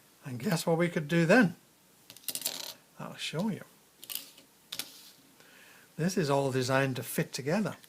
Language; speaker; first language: English; native; English